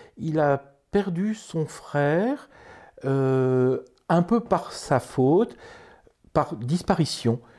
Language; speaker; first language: French; native; French